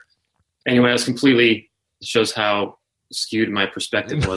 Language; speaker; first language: English; native; English